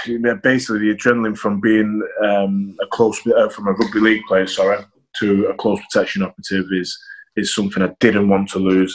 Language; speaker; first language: English; native; English